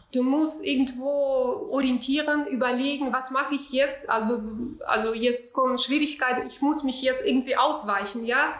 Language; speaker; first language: German; non-native, fluent; Russian